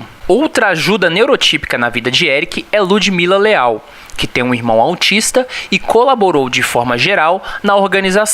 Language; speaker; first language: Portuguese; native; Portuguese